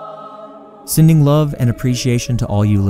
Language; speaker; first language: English; native; English